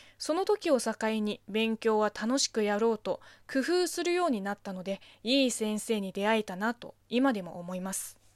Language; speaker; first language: Japanese; non-native, fluent; Chinese